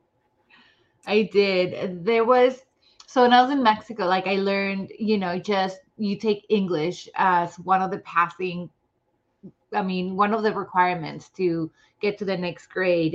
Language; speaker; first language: English; non-native, fluent; Spanish